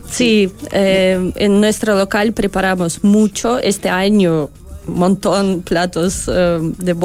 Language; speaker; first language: Spanish; non-native, learner; Russian